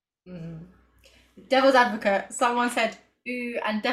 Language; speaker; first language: English; native; English